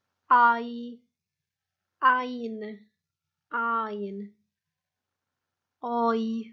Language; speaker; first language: German; non-native, fluent; Arabic